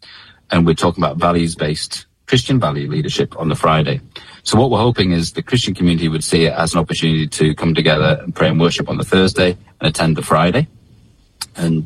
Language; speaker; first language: English; native; English